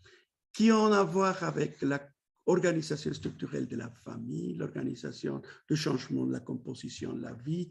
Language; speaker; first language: French; non-native, fluent; Spanish